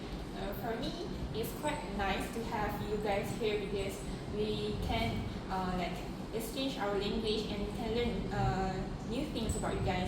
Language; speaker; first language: English; non-native, local second language; Malay